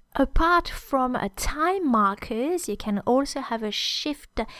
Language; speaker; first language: English; non-native, fluent; French